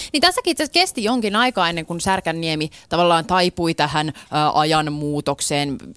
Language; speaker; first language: Finnish; native; Finnish